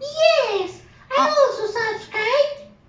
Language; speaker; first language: English; non-native, learner; Bangla